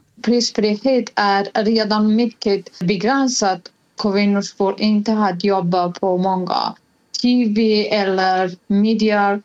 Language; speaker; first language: Swedish; non-native, fluent; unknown